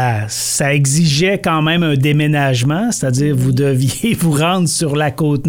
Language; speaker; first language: French; native; French